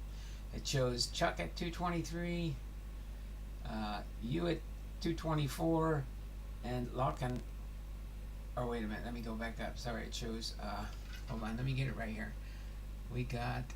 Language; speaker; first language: English; native; English